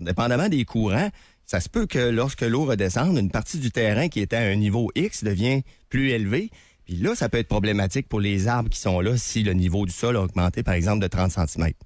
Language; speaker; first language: French; native; French